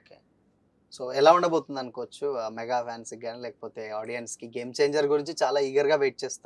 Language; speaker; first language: Telugu; native; Telugu